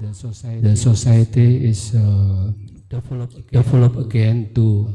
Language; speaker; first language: English; non-native, learner; Indonesian